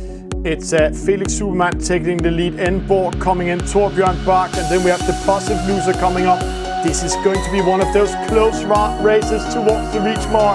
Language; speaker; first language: English; non-native, fluent; Danish